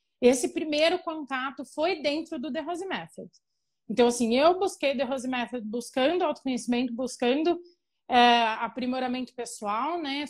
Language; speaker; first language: Portuguese; native; Portuguese